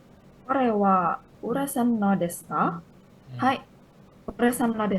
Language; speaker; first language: Japanese; non-native, learner; Indonesian